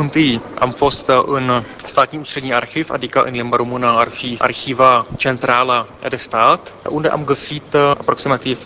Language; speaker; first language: Romanian; non-native, fluent; Czech